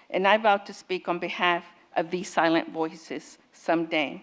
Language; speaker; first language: English; native; English